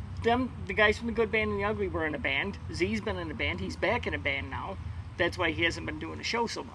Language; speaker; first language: English; native; English